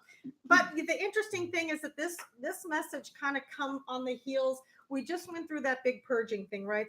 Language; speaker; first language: English; native; English